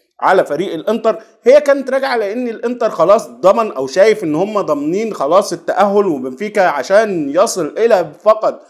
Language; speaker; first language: Arabic; native; Arabic